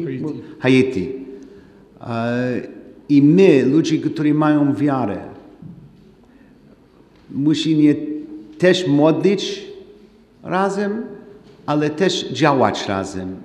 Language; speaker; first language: Polish; non-native, learner; English